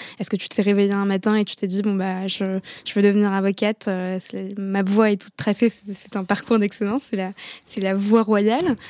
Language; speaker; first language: French; native; French